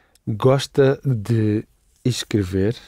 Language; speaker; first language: Portuguese; non-native, learner; English